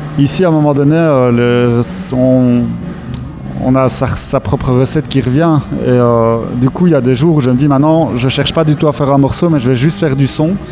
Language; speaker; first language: French; native; French